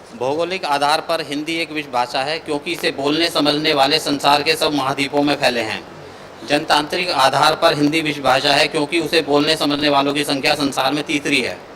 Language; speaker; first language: Hindi; native; Hindi